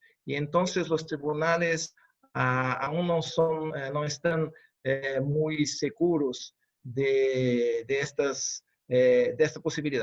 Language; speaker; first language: Spanish; non-native, fluent; Portuguese